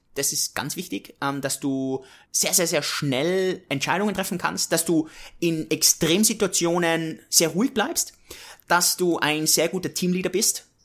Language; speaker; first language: German; native; German